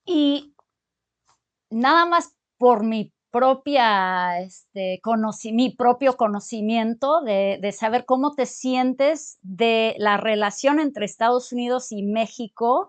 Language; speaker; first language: Spanish; early bilingual, other home language; English